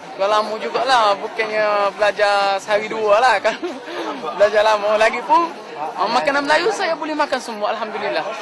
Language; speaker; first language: Malay; non-native, fluent; Arabic